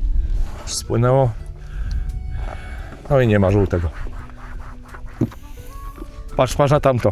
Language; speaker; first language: Polish; native; Polish